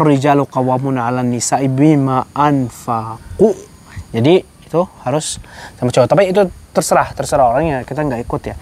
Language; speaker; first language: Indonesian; non-native, fluent; Arabic